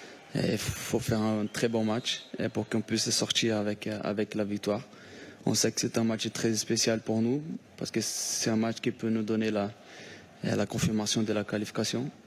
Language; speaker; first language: French; non-native, fluent; Portuguese